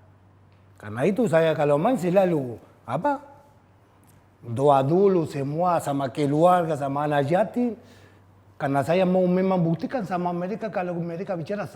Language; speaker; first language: Indonesian; non-native, fluent; Spanish